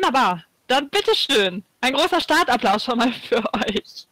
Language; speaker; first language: German; native; German